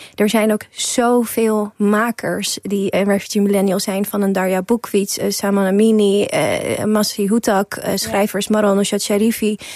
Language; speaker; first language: Dutch; early bilingual, other home language; Persian